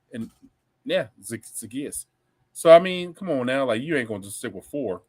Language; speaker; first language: English; native; English